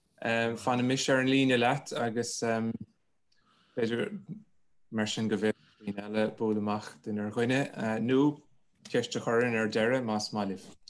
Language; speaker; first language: Irish; native; Irish